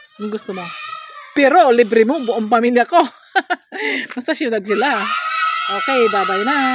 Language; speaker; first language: Filipino; non-native, local second language; Hiligaynon